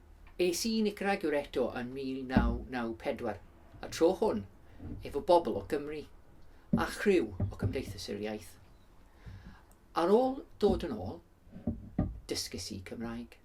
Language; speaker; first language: Welsh; non-native, local second language; English